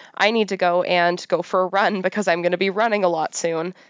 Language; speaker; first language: English; native; English